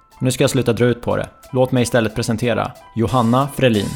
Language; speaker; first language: Swedish; native; Swedish